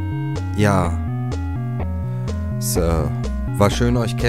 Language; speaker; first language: German; native; German